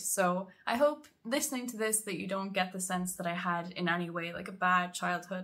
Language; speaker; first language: English; native; English